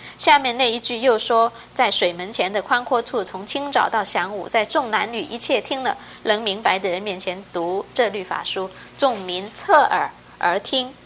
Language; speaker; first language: Chinese; non-native, local second language; Cantonese